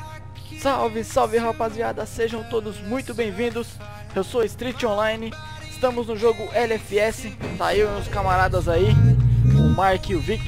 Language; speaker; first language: Portuguese; native; Portuguese